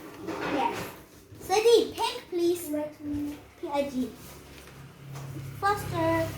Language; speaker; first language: English; non-native, learner; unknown